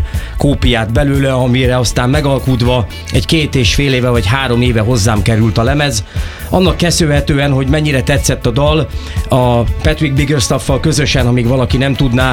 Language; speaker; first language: Hungarian; native; Hungarian